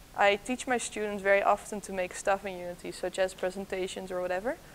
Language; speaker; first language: English; non-native, fluent; Dutch